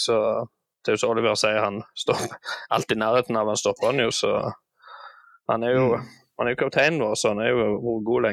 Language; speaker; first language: Norwegian; native; Norwegian